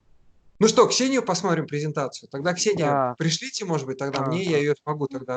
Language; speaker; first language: Russian; native; Russian